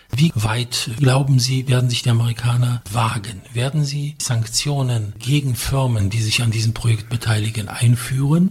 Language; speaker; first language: German; non-native, fluent; Polish